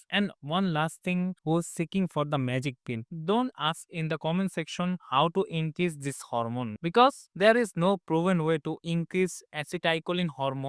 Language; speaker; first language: English; non-native, fluent; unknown